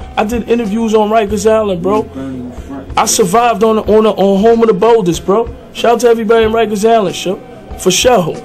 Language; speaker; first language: English; native; English